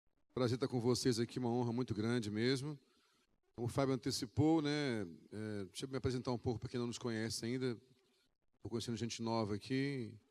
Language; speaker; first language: Portuguese; native; Portuguese